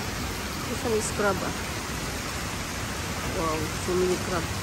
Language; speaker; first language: English; non-native, local second language; Filipino